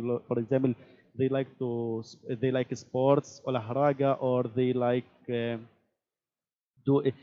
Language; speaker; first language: English; non-native, learner; Arabic